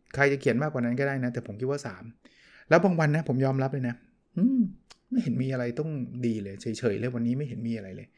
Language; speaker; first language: Thai; native; Thai